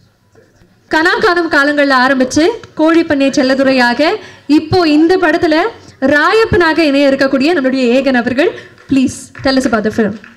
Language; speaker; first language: Tamil; native; Tamil